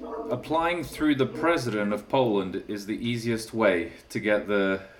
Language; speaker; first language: English; native; English